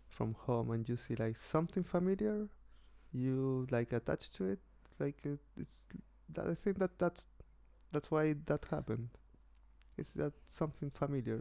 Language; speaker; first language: English; non-native, fluent; Spanish